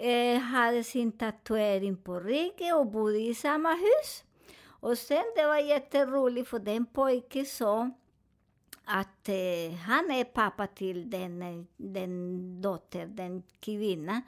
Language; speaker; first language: Swedish; non-native, fluent; Spanish